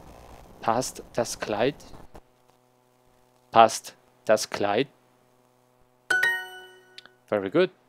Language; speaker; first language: German; non-native, learner; Spanish